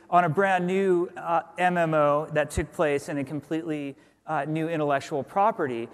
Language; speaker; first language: English; native; English